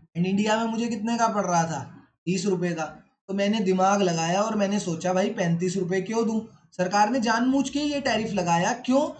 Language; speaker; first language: Hindi; native; Hindi